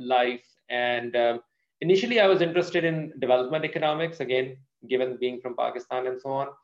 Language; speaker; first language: English; non-native, local second language; Urdu